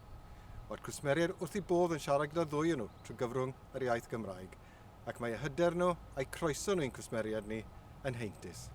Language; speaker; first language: Welsh; native; Welsh